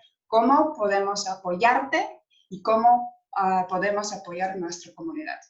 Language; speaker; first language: Spanish; non-native, fluent; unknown